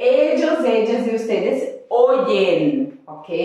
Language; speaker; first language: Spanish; non-native, fluent; Portuguese